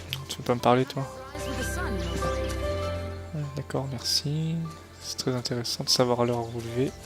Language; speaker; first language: French; native; French